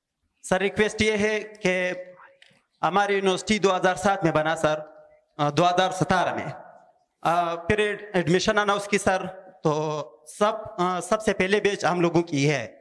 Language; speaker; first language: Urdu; non-native, local second language; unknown